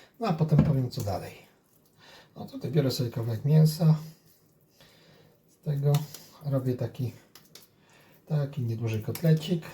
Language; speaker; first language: Polish; native; Polish